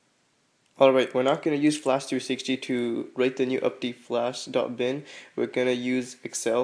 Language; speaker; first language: English; native; English